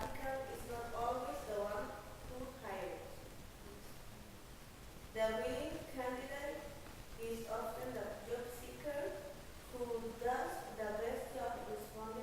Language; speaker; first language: English; non-native, learner; Spanish